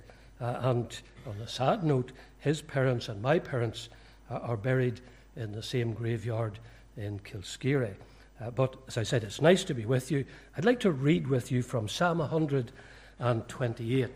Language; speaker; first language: English; native; English